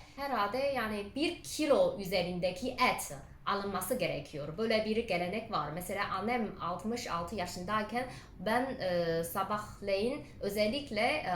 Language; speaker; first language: Turkish; non-native, fluent; Chinese